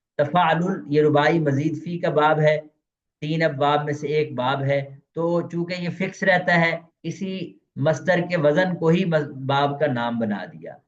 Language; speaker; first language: Urdu; non-native, local second language; Punjabi